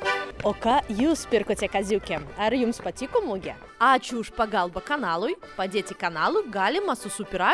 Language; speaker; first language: Lithuanian; non-native, learner; Russian